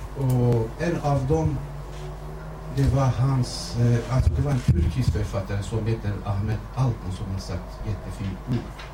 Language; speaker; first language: Swedish; non-native, fluent; Kurdish